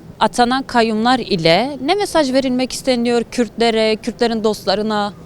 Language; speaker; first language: Turkish; native; Turkish